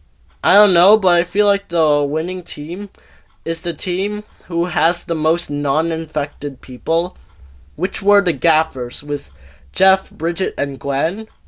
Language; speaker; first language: English; native; English